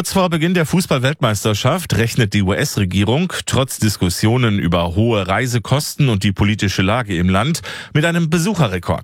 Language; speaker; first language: German; native; German